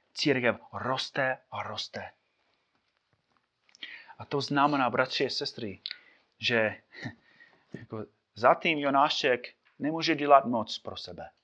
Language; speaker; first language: Czech; non-native, fluent; English